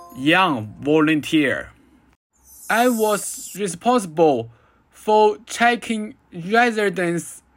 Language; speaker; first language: English; non-native, fluent; Chinese